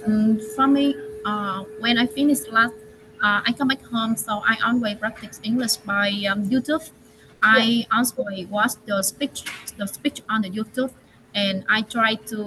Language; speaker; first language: English; non-native, learner; Vietnamese